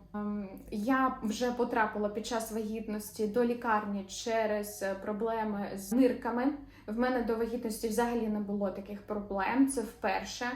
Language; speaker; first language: Ukrainian; non-native, local second language; Russian